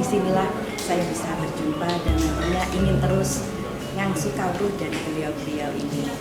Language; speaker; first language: Indonesian; non-native, local second language; Javanese